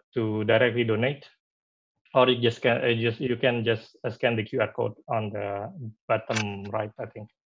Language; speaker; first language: English; non-native, fluent; Indonesian